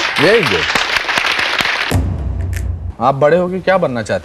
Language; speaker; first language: Hindi; native; Hindi